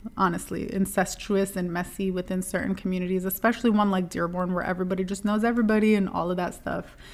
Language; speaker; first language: English; native; English